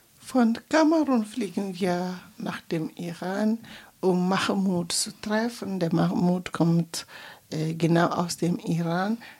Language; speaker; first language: German; non-native, fluent; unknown